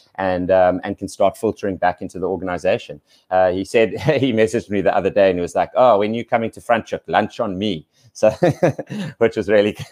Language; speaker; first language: English; native; English